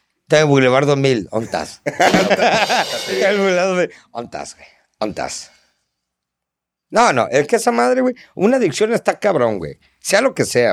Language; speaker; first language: Spanish; early bilingual, heritage; Spanish